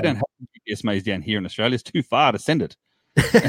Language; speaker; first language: English; native; English